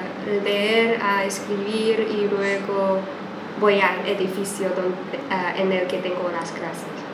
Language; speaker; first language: Spanish; non-native, fluent; Chinese